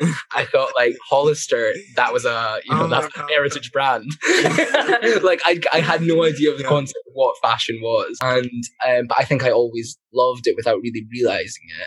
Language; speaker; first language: English; native; English